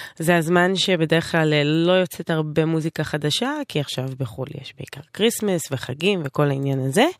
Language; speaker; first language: Hebrew; native; Hebrew